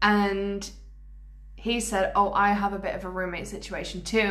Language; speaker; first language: English; native; English